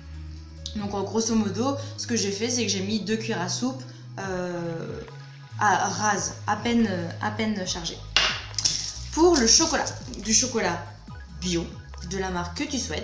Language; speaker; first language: French; native; French